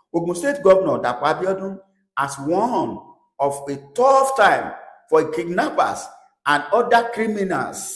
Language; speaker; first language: English; non-native, local second language; Yoruba